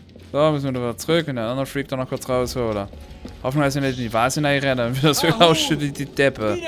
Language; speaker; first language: German; native; German